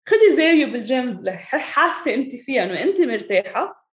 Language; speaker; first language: Arabic; early bilingual, other home language; English